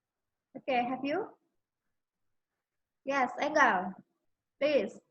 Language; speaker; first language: English; non-native, fluent; Indonesian